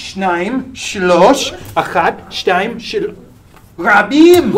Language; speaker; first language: Hebrew; non-native, learner; English